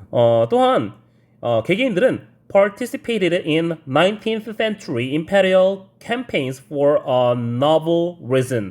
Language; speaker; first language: English; non-native, fluent; Korean